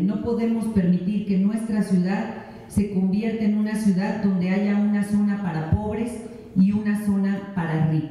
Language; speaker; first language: Spanish; native; Spanish